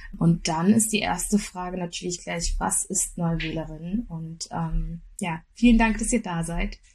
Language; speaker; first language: German; native; German